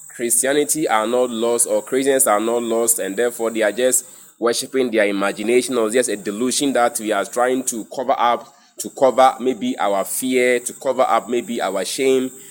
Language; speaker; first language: English; non-native, local second language; Akan